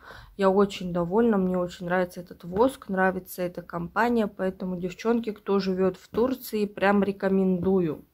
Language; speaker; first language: Russian; native; Russian